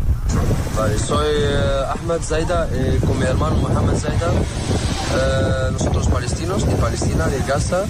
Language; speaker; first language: Spanish; non-native, learner; Arabic